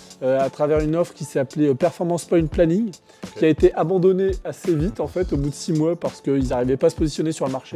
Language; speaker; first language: French; native; French